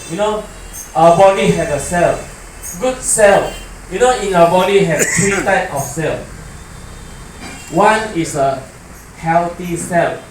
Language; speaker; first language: English; non-native, learner; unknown